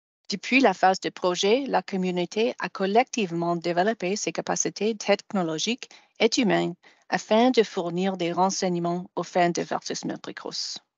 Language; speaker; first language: French; non-native, fluent; English